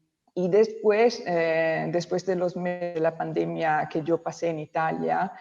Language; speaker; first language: Spanish; non-native, local second language; Italian